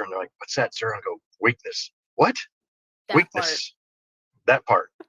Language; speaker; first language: English; native; English